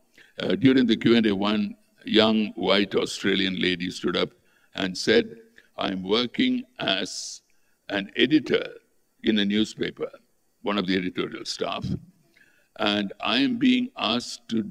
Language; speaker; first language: English; non-native, local second language; Tamil